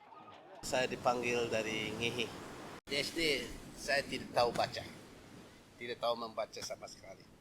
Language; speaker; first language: Indonesian; non-native, local second language; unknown